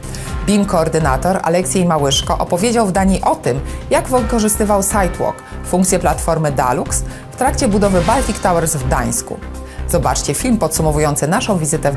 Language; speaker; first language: Polish; native; Polish